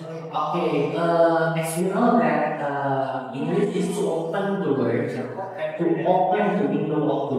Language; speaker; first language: English; non-native, fluent; Indonesian